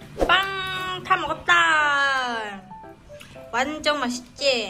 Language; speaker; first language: Korean; non-native, learner; Vietnamese